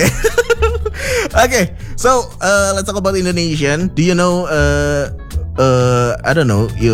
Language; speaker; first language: English; non-native, fluent; Indonesian